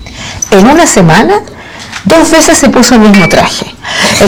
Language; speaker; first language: Spanish; native; Spanish